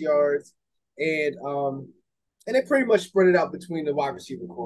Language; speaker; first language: English; native; English